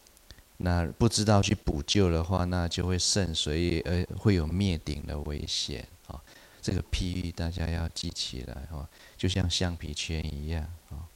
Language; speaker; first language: Chinese; native; Chinese